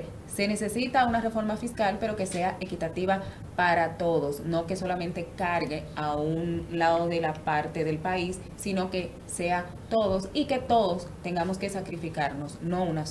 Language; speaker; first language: Spanish; native; Spanish